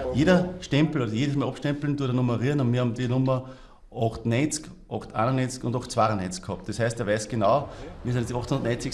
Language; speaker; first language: German; native; German